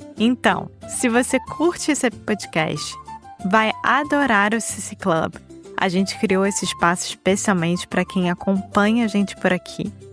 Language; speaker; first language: Portuguese; native; Portuguese